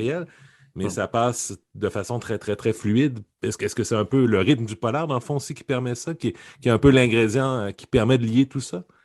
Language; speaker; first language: French; native; French